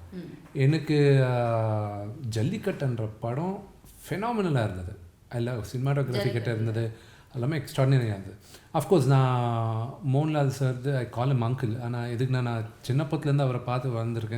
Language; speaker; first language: Tamil; non-native, local second language; Telugu